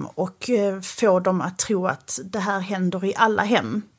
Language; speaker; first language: Swedish; native; Swedish